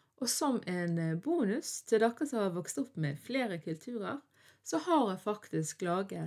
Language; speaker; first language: Norwegian; early bilingual, other home language; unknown